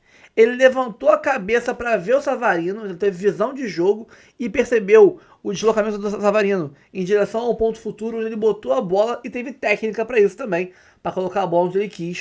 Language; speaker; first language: Portuguese; native; Portuguese